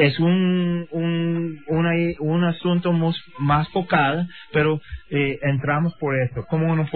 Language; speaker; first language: Spanish; non-native, learner; English